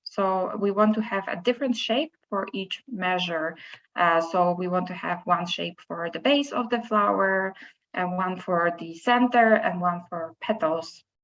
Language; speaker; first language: English; non-native, fluent; Polish